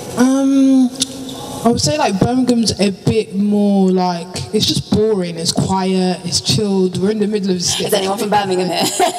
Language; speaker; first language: English; native; English